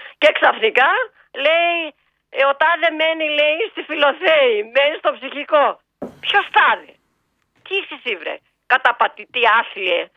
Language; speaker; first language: Greek; native; Greek